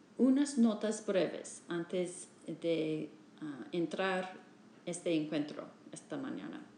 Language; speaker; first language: Spanish; non-native, learner; English